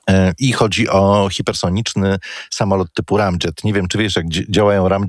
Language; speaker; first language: Polish; native; Polish